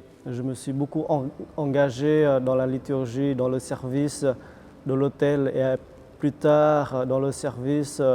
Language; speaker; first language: French; non-native, fluent; Vietnamese